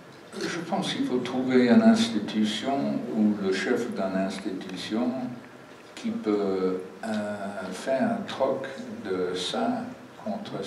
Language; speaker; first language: French; non-native, fluent; English